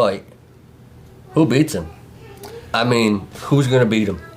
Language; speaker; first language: English; native; English